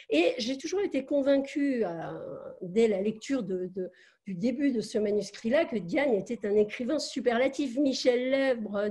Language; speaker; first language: French; native; French